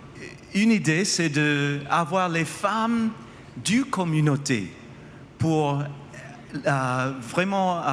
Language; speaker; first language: French; non-native, fluent; English